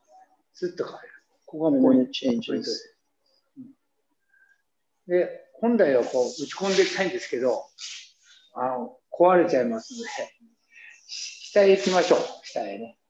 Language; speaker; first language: Japanese; native; Japanese